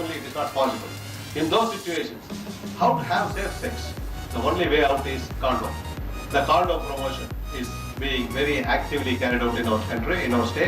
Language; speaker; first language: English; non-native, local second language; Tamil